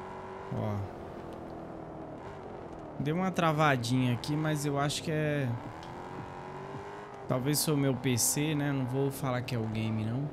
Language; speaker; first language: Portuguese; native; Portuguese